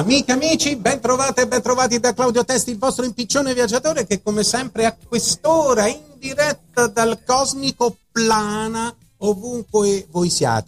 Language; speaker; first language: Italian; native; Italian